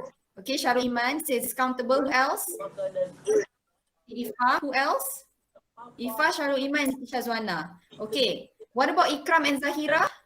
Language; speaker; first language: English; non-native, local second language; Malay